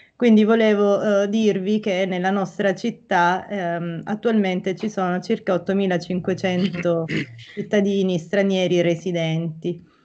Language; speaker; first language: Italian; native; Italian